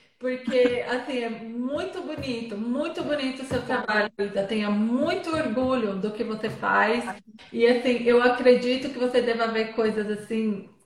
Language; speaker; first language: Portuguese; native; Portuguese